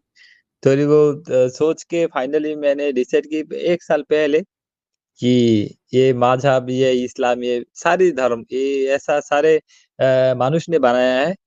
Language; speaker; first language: Hindi; non-native, learner; Bangla